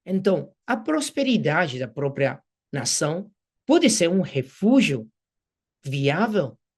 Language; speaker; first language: Portuguese; non-native, fluent; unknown